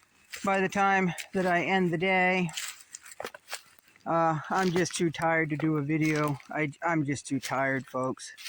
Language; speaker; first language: English; native; English